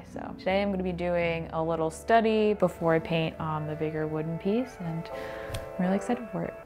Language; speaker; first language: English; native; English